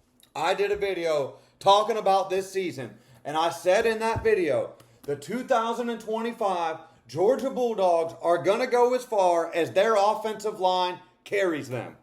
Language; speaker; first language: English; native; English